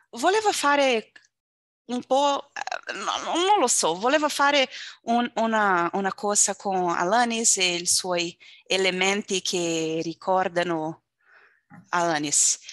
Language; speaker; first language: Italian; non-native, learner; Portuguese